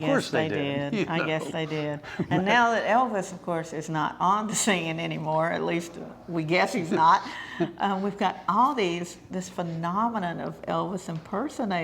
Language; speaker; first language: English; native; English